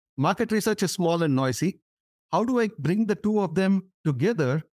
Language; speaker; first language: English; non-native, local second language; Tamil